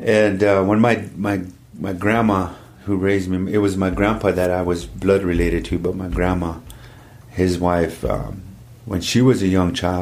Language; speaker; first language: English; native; English